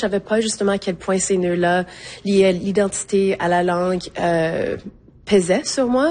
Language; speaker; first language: French; native; French